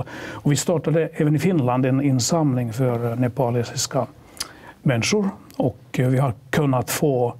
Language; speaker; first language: Swedish; non-native, local second language; Finnish